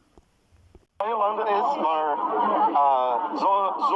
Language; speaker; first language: Dutch; non-native, learner; Portuguese